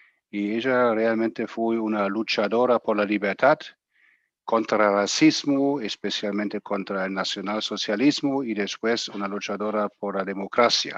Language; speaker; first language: Spanish; non-native, fluent; German